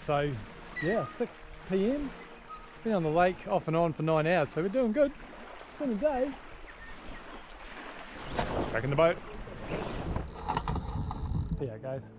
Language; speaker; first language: English; native; English